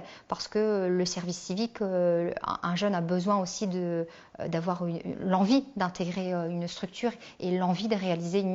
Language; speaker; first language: French; native; French